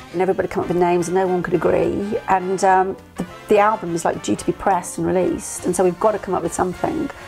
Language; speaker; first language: English; native; English